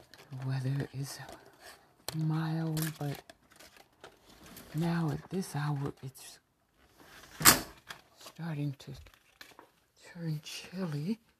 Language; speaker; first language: English; native; English